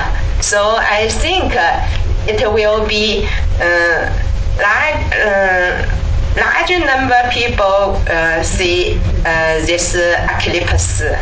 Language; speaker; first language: English; non-native, learner; Chinese